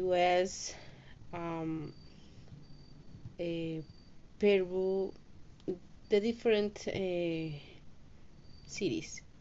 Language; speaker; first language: English; non-native, learner; Spanish